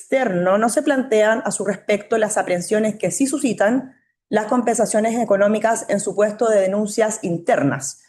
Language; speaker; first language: Spanish; native; Spanish